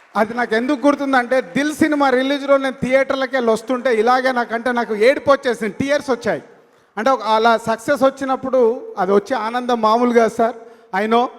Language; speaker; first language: Telugu; native; Telugu